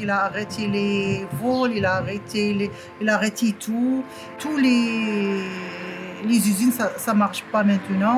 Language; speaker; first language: French; non-native, local second language; Arabic